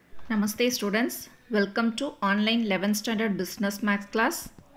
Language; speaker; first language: English; non-native, local second language; Tamil